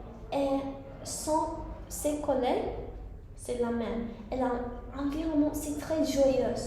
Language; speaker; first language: French; non-native, learner; English